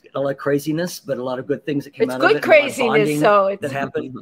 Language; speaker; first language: English; native; English